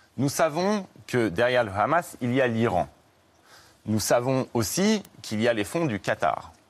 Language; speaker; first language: French; native; French